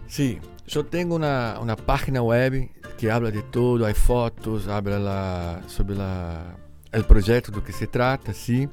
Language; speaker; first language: Spanish; non-native, learner; Portuguese